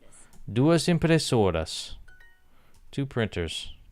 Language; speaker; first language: Portuguese; non-native, learner; English